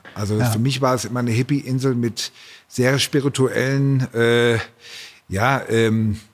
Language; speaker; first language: German; native; German